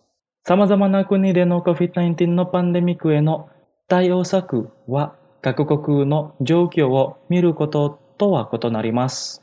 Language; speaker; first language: Japanese; non-native, fluent; Indonesian